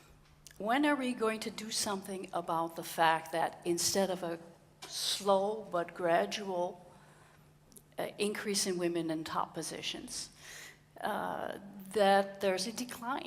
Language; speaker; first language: English; non-native, fluent; Dutch